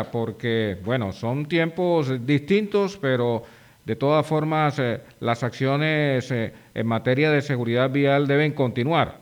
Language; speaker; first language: Spanish; native; Spanish